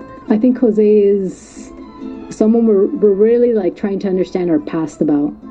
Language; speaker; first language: English; early bilingual, other home language; Spanish